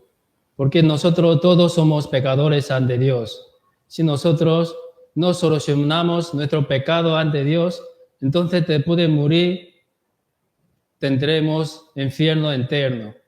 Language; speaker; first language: Spanish; non-native, learner; Korean